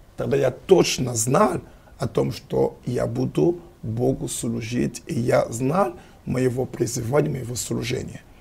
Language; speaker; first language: Russian; non-native, fluent; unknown